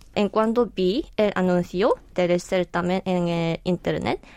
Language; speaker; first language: Spanish; non-native, fluent; Korean